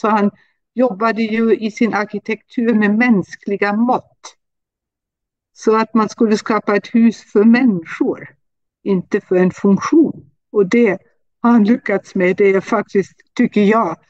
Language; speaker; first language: Swedish; non-native, fluent; German